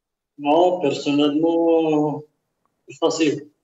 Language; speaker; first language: French; non-native, local second language; Arabic